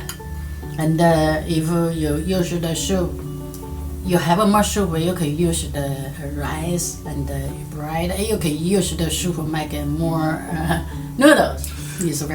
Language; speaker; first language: English; non-native, learner; Chinese